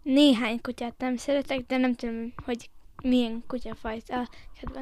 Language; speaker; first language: Hungarian; early bilingual, heritage; Hungarian